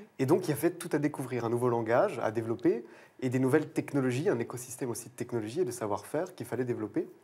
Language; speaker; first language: French; native; French